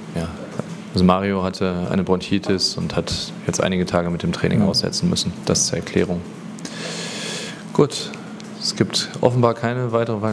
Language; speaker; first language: German; native; German